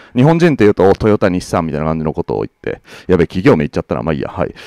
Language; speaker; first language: Japanese; native; Japanese